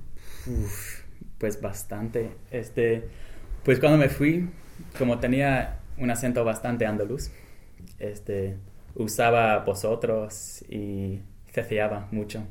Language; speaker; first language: Spanish; non-native, fluent; English